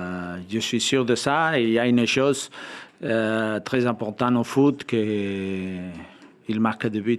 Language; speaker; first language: French; non-native, fluent; Spanish